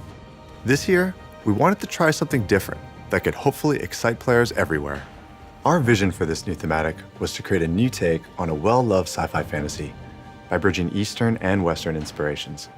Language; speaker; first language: English; native; English